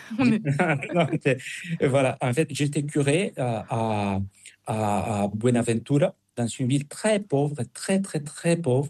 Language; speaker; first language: French; non-native, fluent; Spanish